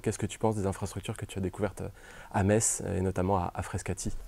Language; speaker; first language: French; native; French